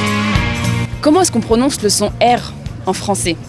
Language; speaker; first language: French; native; French